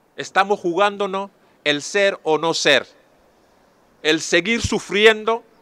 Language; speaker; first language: Spanish; non-native, fluent; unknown